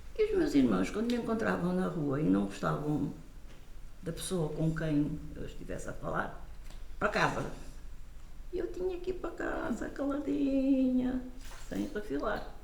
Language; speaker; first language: Portuguese; non-native, local second language; Kabuverdianu